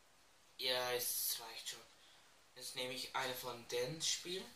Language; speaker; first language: German; early bilingual, other home language; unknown